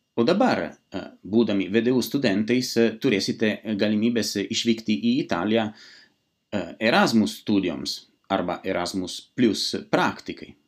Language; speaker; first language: Lithuanian; non-native, fluent; Italian